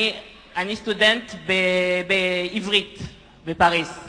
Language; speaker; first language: Hebrew; non-native, learner; French